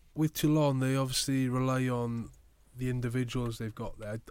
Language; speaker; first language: English; native; English